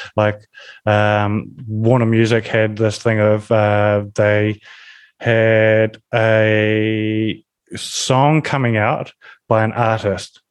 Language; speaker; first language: English; native; English